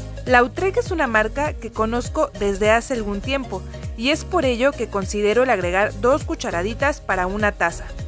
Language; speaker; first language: Spanish; native; Spanish